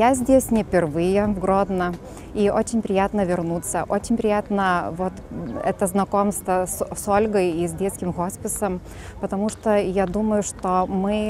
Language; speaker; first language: Russian; non-native, learner; Lithuanian